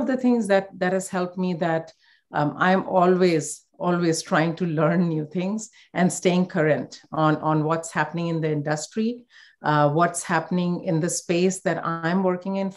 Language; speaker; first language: English; non-native, local second language; Hindi